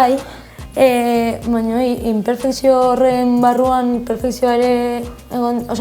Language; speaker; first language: Basque; non-native, local second language; Spanish